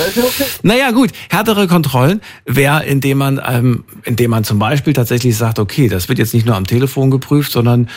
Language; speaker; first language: German; native; German